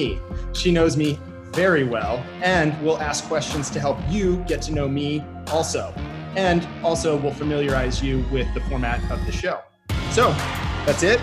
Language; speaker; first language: English; native; English